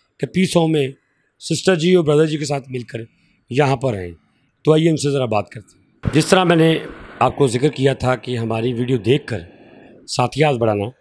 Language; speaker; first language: Urdu; non-native, local second language; Punjabi